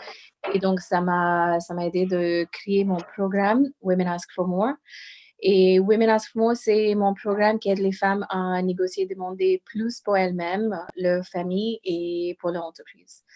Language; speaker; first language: French; non-native, fluent; English